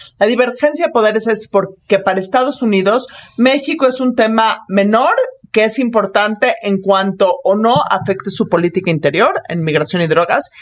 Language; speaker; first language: Spanish; native; Spanish